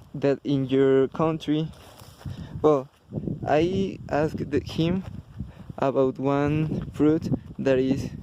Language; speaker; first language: English; non-native, learner; Spanish